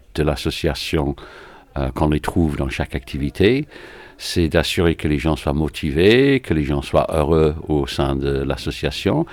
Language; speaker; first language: French; non-native, fluent; English